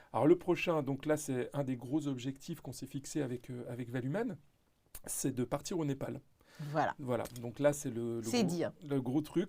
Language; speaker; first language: French; native; French